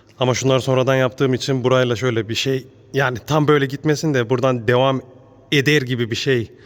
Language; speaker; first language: Turkish; early bilingual, heritage; Turkish